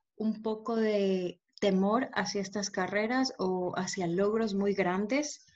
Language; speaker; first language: Spanish; native; Spanish